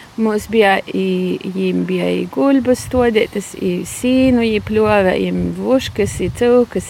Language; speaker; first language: Latvian; native; Latvian